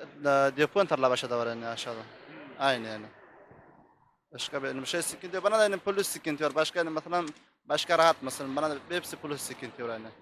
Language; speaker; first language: Turkish; non-native, learner; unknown